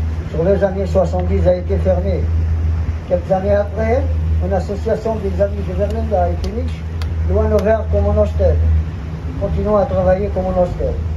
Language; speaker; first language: French; non-native, learner; Portuguese